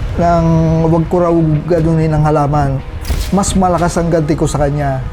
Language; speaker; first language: Filipino; native; Filipino